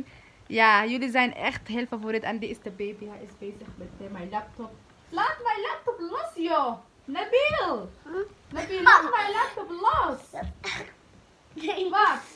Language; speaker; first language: Dutch; non-native, learner; Somali